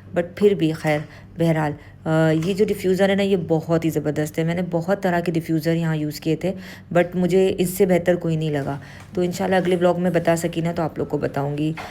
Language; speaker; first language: Urdu; native; Urdu